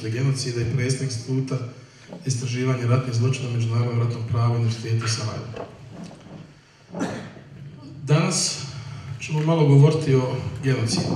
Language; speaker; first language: Bosnian; native; Bosnian